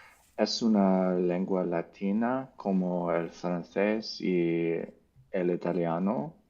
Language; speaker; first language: Spanish; non-native, learner; English